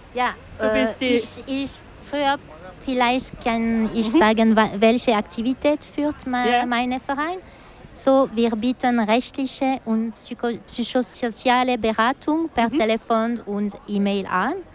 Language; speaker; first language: German; non-native, local second language; French